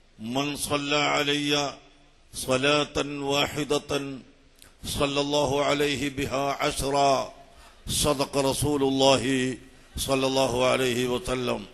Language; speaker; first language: Arabic; non-native, fluent; Malayalam